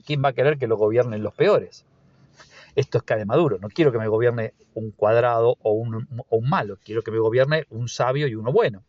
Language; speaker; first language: Spanish; native; Spanish